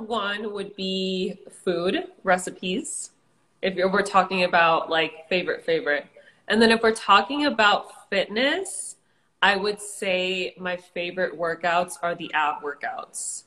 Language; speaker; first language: English; early bilingual, other home language; Spanish